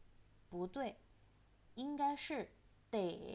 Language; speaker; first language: Chinese; non-native, fluent; Indonesian